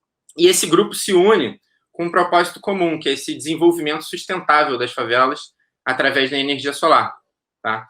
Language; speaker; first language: Portuguese; native; Portuguese